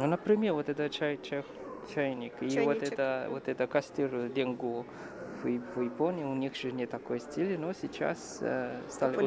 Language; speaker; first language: Russian; non-native, fluent; Chinese